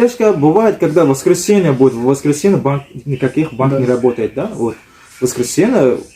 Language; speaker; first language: Russian; non-native, learner; Uzbek